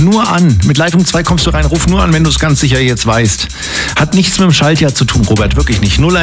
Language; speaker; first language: German; native; German